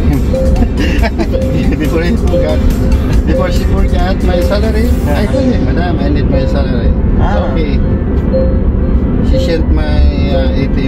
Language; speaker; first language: English; non-native, learner; Filipino